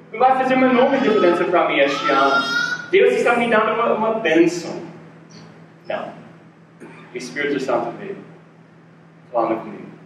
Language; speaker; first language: Portuguese; non-native, fluent; English